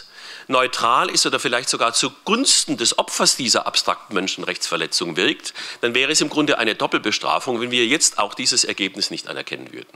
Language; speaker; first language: German; native; German